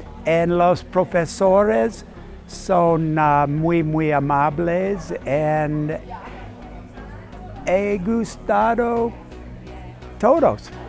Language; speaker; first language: Spanish; non-native, learner; English